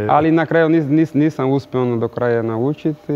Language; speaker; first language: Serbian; non-native, learner; Portuguese